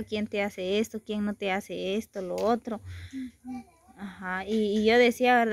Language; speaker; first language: Spanish; native; Spanish